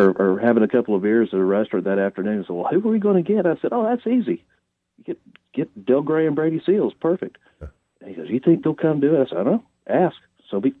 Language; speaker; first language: English; native; English